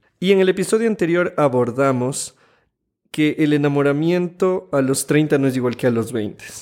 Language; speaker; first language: Spanish; native; Spanish